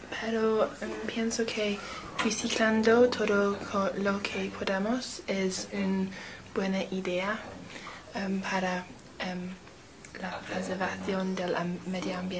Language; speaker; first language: Spanish; non-native, learner; English